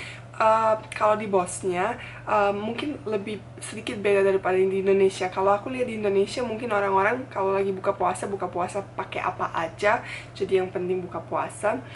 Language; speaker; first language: Indonesian; non-native, fluent; Bosnian